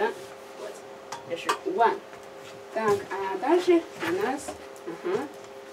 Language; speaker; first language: Russian; non-native, learner; Chinese